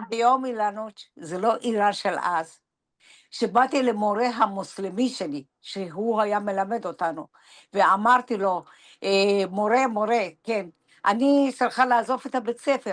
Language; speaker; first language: Hebrew; non-native, fluent; Persian